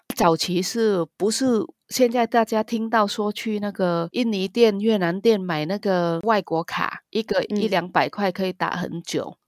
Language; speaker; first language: Chinese; non-native, fluent; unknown